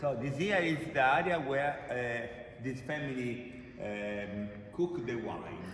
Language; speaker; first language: English; non-native, learner; Italian